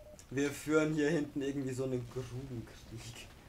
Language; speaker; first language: German; native; German